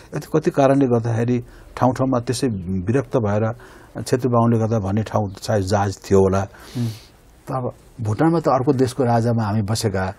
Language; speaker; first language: Nepali; native; Nepali